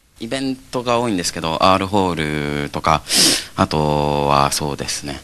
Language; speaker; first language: Japanese; native; Japanese